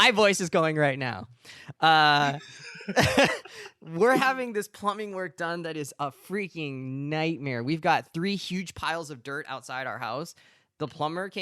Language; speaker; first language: English; native; English